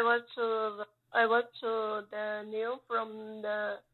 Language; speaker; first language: English; non-native, learner; Chinese